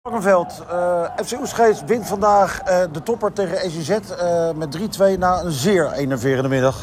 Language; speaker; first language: Dutch; native; Dutch